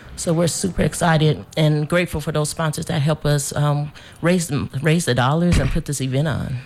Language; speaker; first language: English; native; English